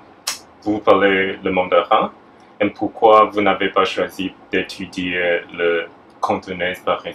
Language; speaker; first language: French; non-native, fluent; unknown